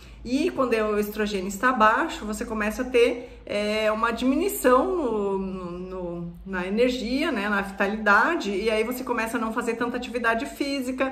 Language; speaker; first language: Portuguese; native; Portuguese